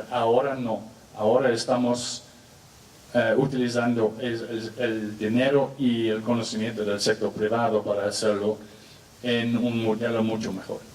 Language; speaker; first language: Spanish; non-native, fluent; English